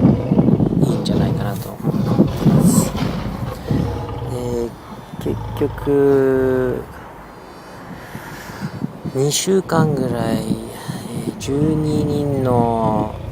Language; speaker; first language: Japanese; non-native, fluent; French